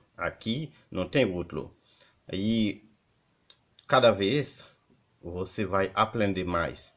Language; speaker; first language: Portuguese; non-native, fluent; Haitian Creole